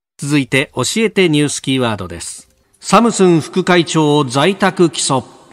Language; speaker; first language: Japanese; native; Japanese